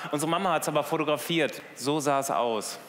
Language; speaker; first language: German; native; German